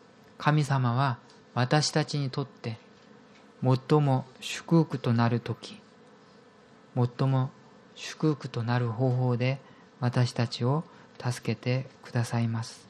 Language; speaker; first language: Japanese; non-native, fluent; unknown